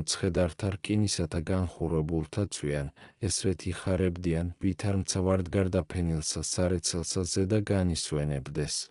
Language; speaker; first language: Georgian; native; Georgian